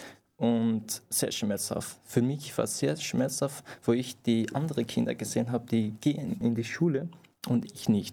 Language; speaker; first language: German; non-native, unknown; Persian